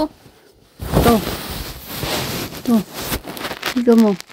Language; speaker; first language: Korean; non-native, learner; Filipino